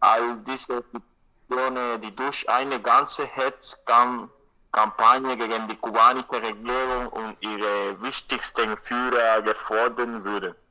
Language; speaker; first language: German; non-native, learner; Spanish